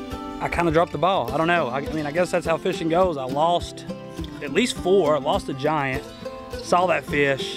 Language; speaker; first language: English; native; English